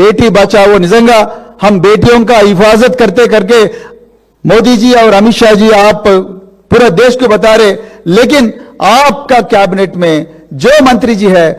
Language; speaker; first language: Hindi; non-native, local second language; Telugu